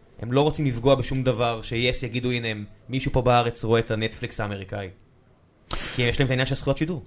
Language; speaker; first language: Hebrew; native; Hebrew